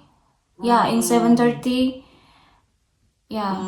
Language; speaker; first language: English; non-native, learner; Indonesian